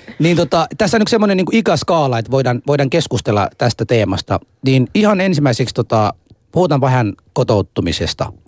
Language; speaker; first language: Finnish; non-native, fluent; Somali